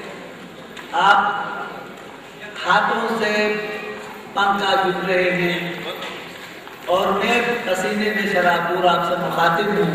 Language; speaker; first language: Urdu; non-native, local second language; Khowar